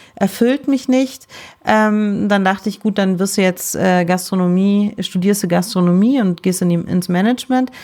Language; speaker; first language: German; native; German